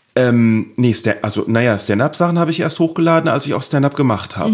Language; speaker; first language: German; native; German